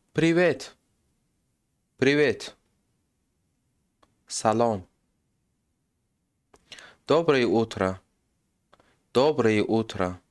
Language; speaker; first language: Russian; non-native, local second language; Tajik